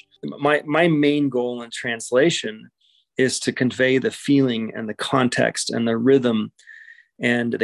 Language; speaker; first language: English; native; English